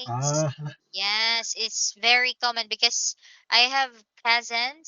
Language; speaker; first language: English; non-native, local second language; Filipino